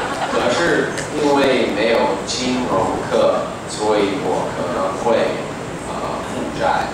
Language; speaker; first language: Chinese; non-native, fluent; English